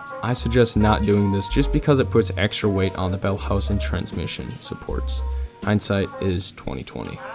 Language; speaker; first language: English; native; English